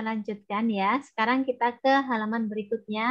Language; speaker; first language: Indonesian; native; Indonesian